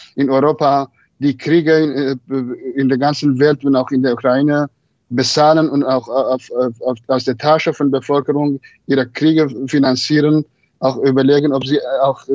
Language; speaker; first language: German; non-native, fluent; Persian